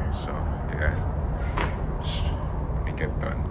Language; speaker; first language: English; native; English